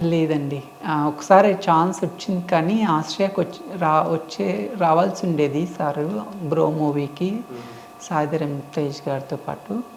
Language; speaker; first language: Telugu; native; Telugu